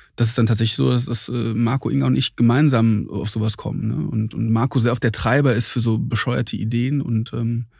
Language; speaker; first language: German; native; German